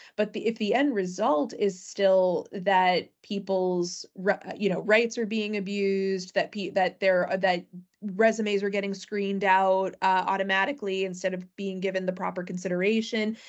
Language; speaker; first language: English; native; English